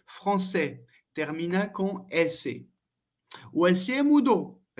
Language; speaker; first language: Portuguese; non-native, fluent; French